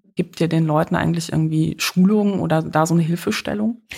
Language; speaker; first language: German; early bilingual, other home language; Polish